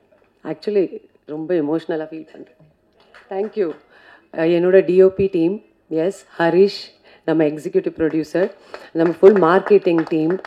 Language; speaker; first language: Tamil; non-native, fluent; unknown